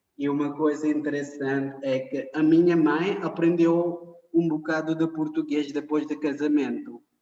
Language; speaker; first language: Portuguese; non-native, fluent; Konkani